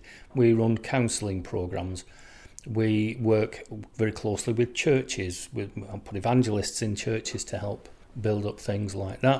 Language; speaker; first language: English; native; English